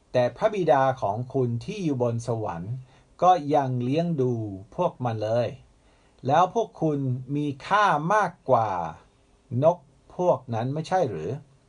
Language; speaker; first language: Thai; non-native, fluent; English